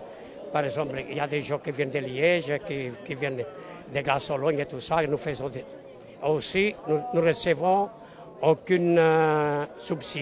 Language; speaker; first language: French; non-native, fluent; Italian